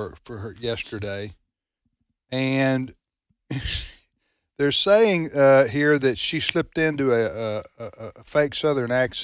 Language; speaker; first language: English; native; English